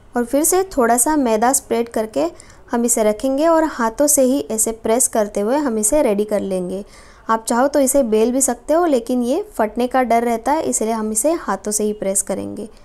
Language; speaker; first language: Hindi; non-native, local second language; Marathi